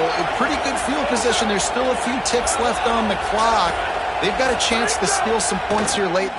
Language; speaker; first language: English; native; English